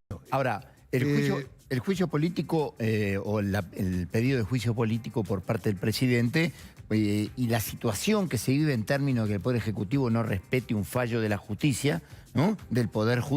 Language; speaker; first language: Spanish; native; Spanish